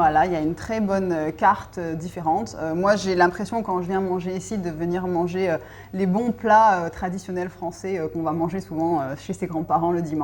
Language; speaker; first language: French; native; French